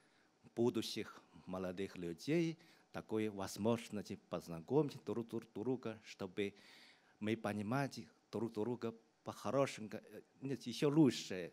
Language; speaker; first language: Russian; non-native, fluent; Chinese